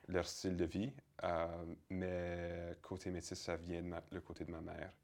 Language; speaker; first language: French; early bilingual, heritage; French